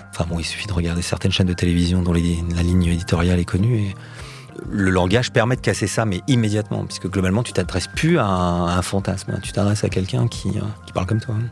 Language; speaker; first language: French; native; French